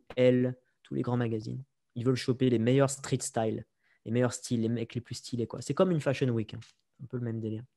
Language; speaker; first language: French; native; French